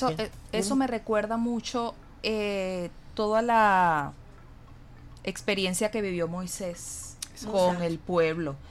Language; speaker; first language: Spanish; native; Spanish